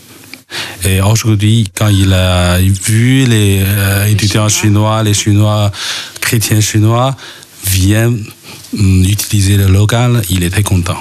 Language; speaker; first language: French; non-native, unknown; Chinese